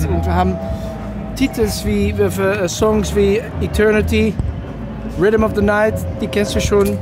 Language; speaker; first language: German; non-native, learner; Dutch